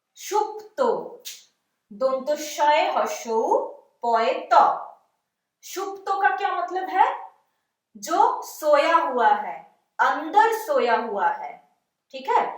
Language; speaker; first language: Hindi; non-native, local second language; Bangla